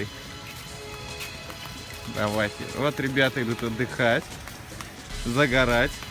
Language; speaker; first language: Russian; native; Russian